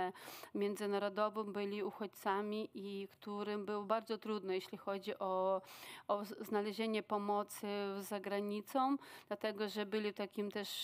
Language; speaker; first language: Polish; non-native, fluent; Ukrainian